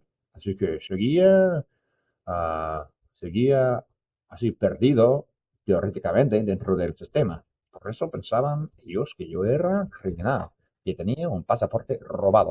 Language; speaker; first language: Spanish; non-native, fluent; English